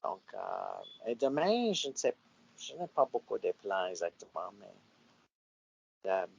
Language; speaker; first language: French; non-native, learner; English